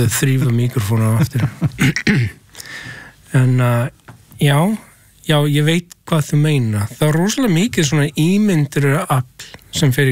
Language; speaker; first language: Icelandic; non-native, learner; English